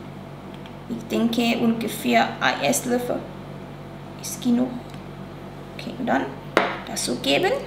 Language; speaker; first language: German; non-native, learner; Thai